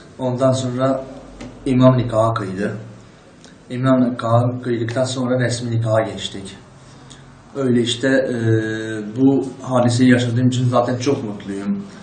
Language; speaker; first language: Turkish; non-native, local second language; Kurdish